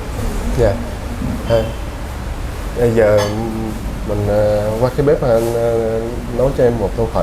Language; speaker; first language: Vietnamese; early bilingual, heritage; Vietnamese